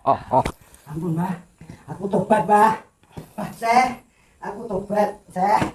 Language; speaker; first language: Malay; non-native, local second language; Javanese